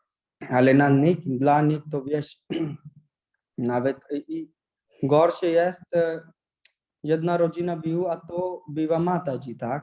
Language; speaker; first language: Polish; non-native, learner; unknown